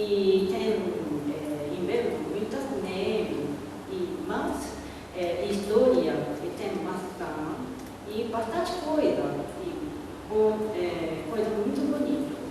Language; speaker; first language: Portuguese; non-native, learner; Japanese